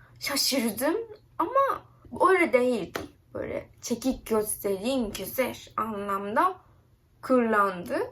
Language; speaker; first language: Turkish; non-native, learner; Japanese